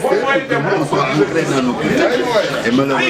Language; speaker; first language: French; non-native, local second language; Wolof